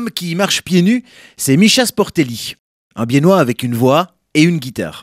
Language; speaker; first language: French; native; French